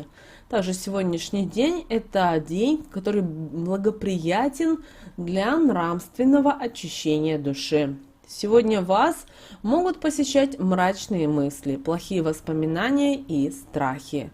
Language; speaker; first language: Russian; native; Russian